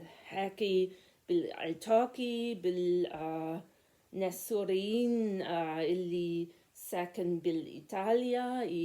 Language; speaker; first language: Arabic; non-native, learner; German